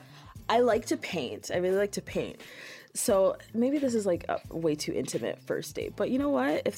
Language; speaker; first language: English; native; English